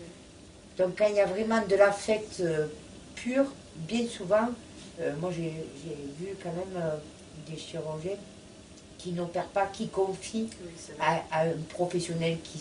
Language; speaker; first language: French; native; French